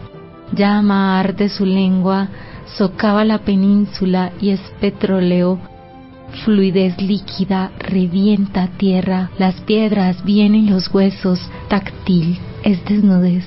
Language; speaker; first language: Spanish; native; Spanish